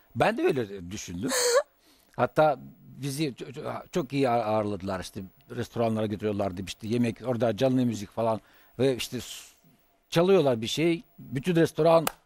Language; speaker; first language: Turkish; non-native, fluent; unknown